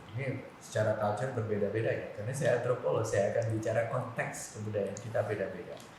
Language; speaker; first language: Indonesian; non-native, local second language; Javanese